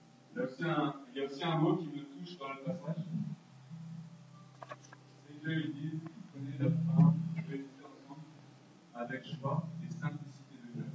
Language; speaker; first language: French; native; French